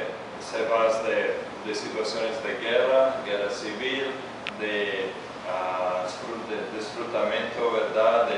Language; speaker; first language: Spanish; non-native, fluent; Italian